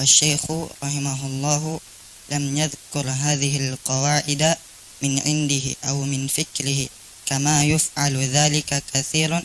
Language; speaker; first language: Arabic; non-native, learner; Indonesian